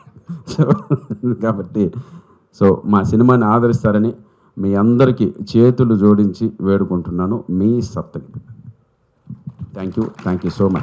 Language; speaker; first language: Telugu; native; Telugu